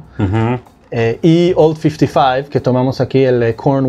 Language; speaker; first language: Spanish; non-native, fluent; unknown